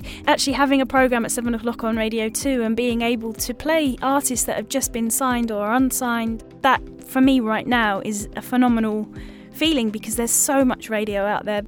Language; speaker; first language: English; native; English